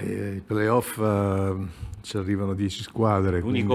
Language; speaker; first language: Italian; native; Italian